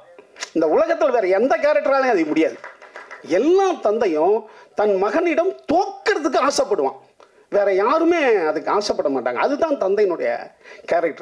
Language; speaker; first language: Tamil; native; Tamil